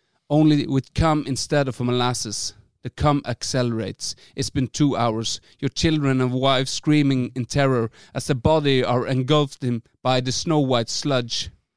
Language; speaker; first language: English; non-native, fluent; Norwegian